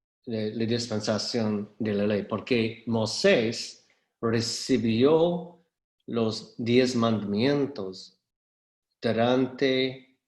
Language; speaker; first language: Spanish; non-native, fluent; English